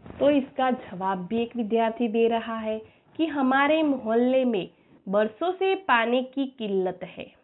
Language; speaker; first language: Hindi; non-native, local second language; Gujarati